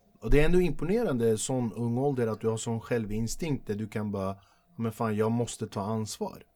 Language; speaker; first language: Swedish; early bilingual, other home language; Kurdish